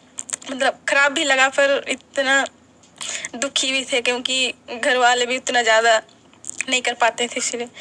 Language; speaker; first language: Hindi; non-native, local second language; Sadri